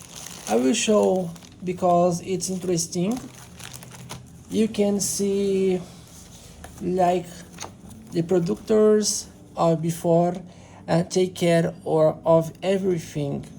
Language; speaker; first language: English; non-native, learner; Portuguese